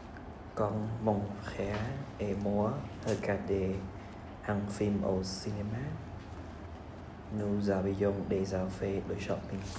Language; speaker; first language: French; non-native, learner; Vietnamese